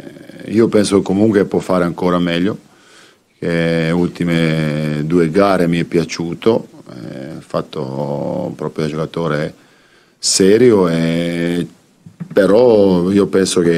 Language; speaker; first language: Italian; non-native, fluent; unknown